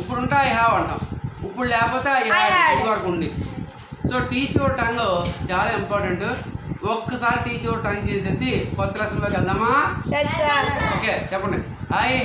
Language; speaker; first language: Telugu; native; Telugu